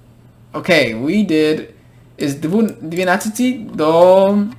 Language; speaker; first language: Russian; non-native, fluent; English